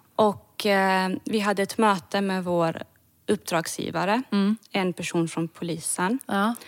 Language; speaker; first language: Swedish; early bilingual, other home language; Serbian